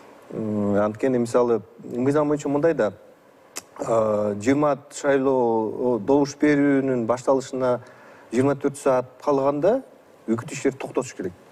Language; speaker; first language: Kyrgyz; native; Kyrgyz